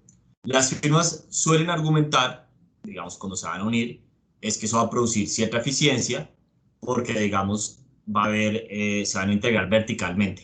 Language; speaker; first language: Spanish; native; Spanish